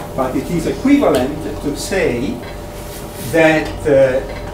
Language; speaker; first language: English; non-native, fluent; Italian